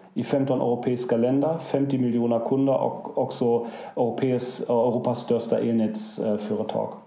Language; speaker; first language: Swedish; non-native, fluent; German